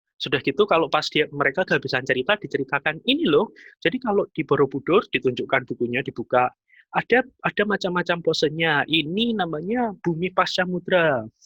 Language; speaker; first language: Indonesian; native; Indonesian